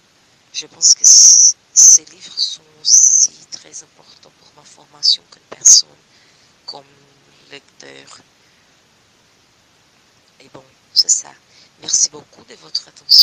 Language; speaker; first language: French; non-native, learner; Portuguese